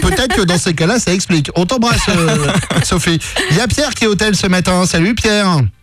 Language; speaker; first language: French; native; French